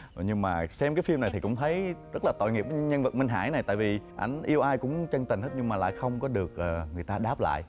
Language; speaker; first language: Vietnamese; early bilingual, heritage; Vietnamese